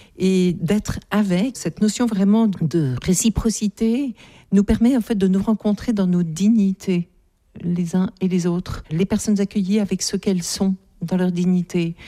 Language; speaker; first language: French; native; French